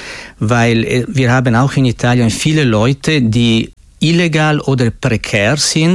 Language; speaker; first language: German; non-native, fluent; Italian